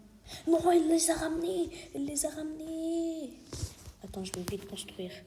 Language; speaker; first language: French; native; French